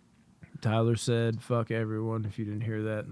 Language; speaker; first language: English; native; English